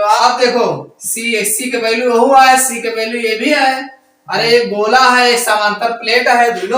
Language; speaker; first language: Hindi; native; Hindi